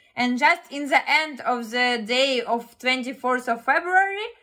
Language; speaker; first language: English; non-native, fluent; Ukrainian